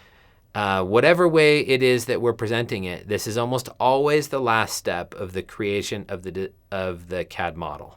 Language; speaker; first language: English; native; English